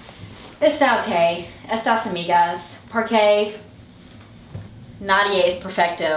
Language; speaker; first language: Spanish; non-native, learner; English